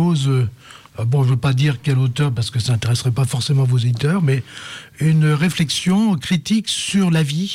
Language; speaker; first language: French; native; French